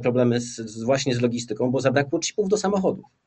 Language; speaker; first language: Polish; native; Polish